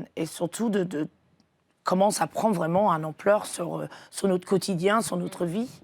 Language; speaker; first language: French; non-native, fluent; English